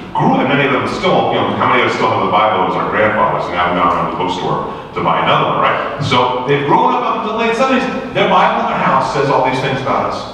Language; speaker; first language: English; native; English